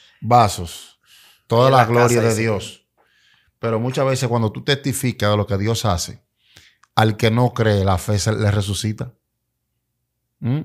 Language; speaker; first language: Spanish; native; Spanish